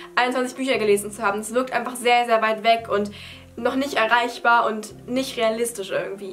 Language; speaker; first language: German; native; German